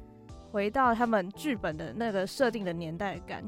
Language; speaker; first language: Chinese; native; Chinese